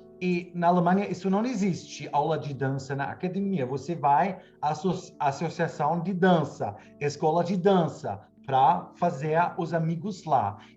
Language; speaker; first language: Portuguese; non-native, fluent; German